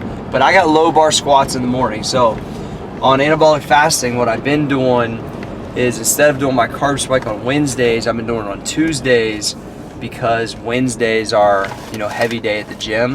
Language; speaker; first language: English; native; English